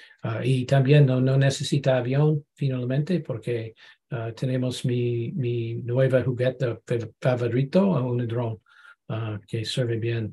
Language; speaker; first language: Spanish; non-native, learner; English